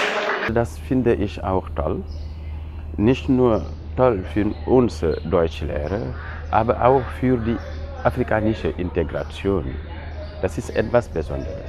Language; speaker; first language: German; non-native, fluent; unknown